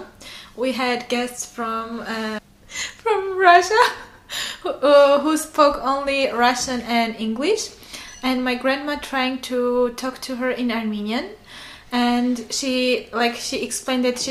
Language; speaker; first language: English; non-native, fluent; Armenian